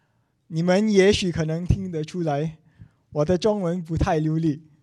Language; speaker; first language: Chinese; non-native, local second language; English